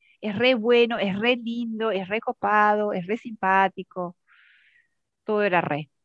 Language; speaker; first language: Spanish; native; Spanish